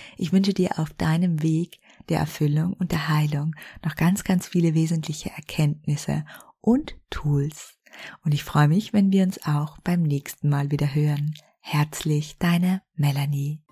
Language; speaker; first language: German; native; German